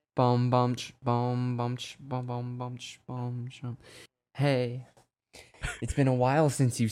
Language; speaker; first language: English; native; English